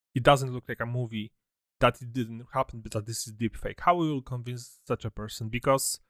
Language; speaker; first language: English; non-native, fluent; Polish